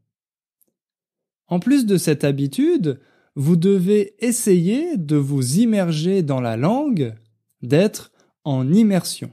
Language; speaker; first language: French; native; French